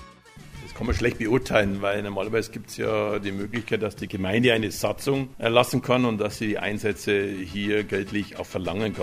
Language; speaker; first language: German; native; German